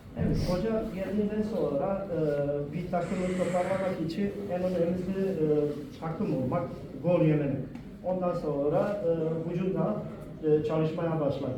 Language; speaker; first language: Turkish; non-native, fluent; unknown